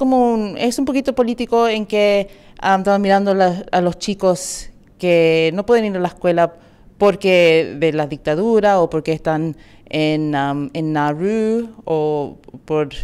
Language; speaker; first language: Spanish; early bilingual, heritage; Spanish